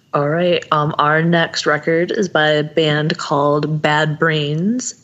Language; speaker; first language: English; native; English